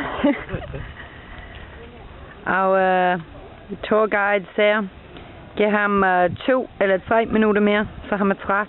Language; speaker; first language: Danish; non-native, learner; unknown